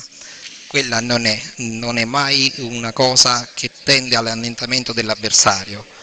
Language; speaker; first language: Italian; native; Italian